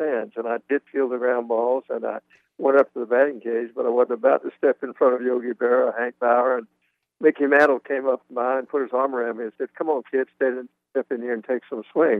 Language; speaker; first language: English; native; English